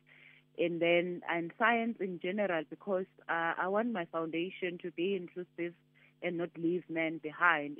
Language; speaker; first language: English; non-native, local second language; Zulu